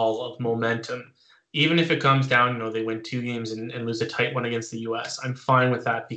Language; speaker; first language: English; native; English